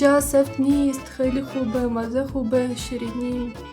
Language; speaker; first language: Persian; non-native, learner; Russian